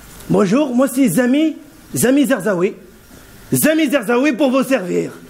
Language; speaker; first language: French; native; French